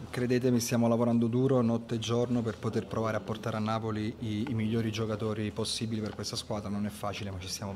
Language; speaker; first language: Italian; native; Italian